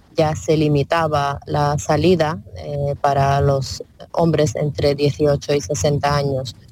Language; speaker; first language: Spanish; non-native, fluent; Ukrainian